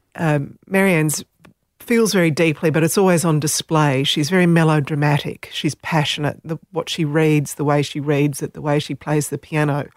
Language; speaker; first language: English; non-native, local second language; Slovenian